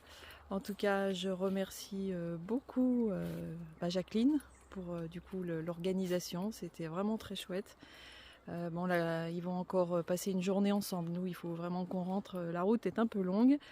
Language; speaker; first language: French; native; French